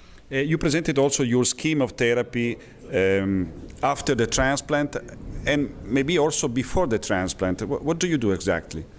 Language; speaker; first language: English; non-native, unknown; Italian